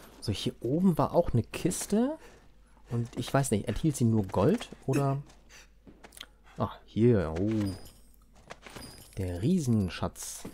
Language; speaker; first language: German; native; German